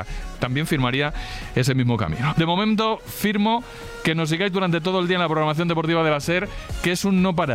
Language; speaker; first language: Spanish; native; Spanish